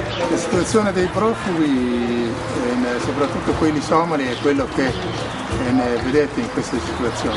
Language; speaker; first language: Italian; native; Italian